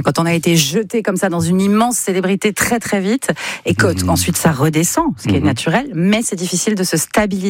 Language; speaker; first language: French; native; French